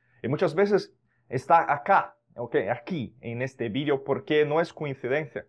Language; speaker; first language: Spanish; non-native, fluent; Portuguese